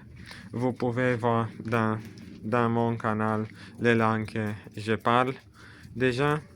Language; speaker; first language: French; non-native, learner; Romanian